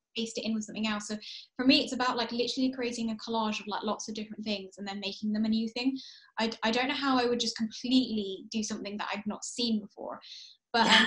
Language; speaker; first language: English; early bilingual, heritage; English